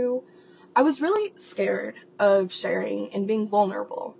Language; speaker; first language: English; native; English